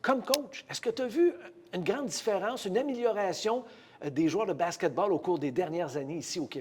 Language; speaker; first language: French; native; French